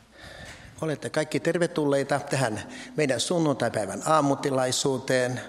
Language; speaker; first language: Finnish; native; Finnish